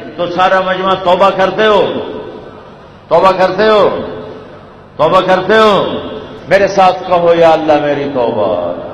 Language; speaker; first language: Urdu; non-native, local second language; Punjabi